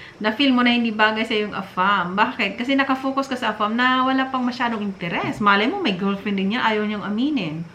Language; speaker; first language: Filipino; non-native, local second language; Cebuano